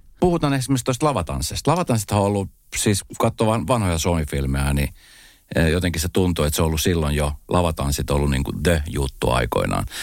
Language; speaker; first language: Finnish; native; Finnish